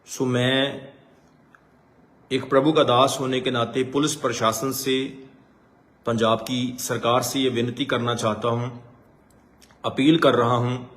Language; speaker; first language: Hindi; non-native, local second language; Punjabi